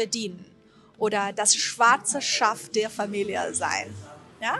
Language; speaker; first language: German; non-native, fluent; Persian